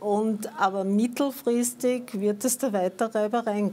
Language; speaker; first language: German; native; German